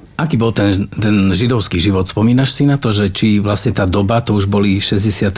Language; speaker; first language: Slovak; native; Slovak